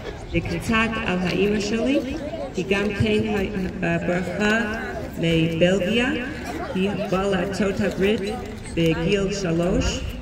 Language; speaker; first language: Hebrew; non-native, fluent; English